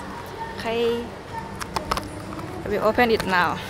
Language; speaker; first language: English; non-native, learner; Thai